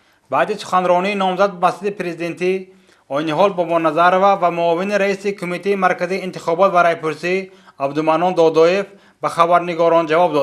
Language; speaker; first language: Persian; native; Persian